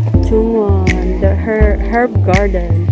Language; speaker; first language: English; non-native, local second language; Filipino